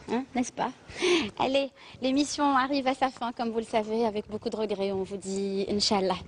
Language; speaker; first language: French; non-native, local second language; Arabic